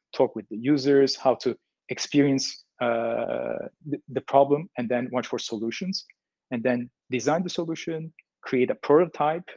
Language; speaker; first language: English; non-native, fluent; Turkish